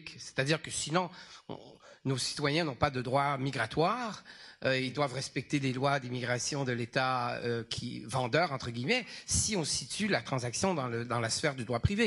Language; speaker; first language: French; native; French